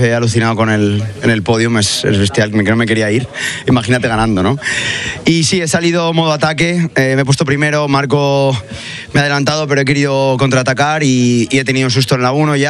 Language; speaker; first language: Spanish; native; Spanish